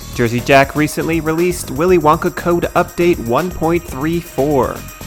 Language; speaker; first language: English; native; English